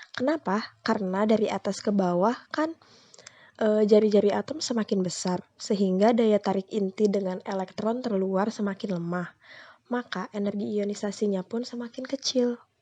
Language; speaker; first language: Indonesian; native; Indonesian